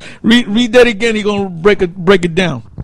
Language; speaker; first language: English; native; English